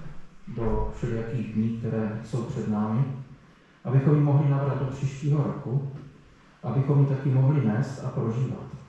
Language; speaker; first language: Czech; native; Czech